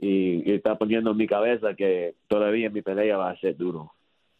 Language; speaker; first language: Spanish; early bilingual, heritage; English